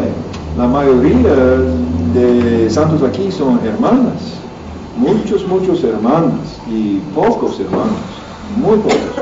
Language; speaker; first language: Spanish; non-native, learner; English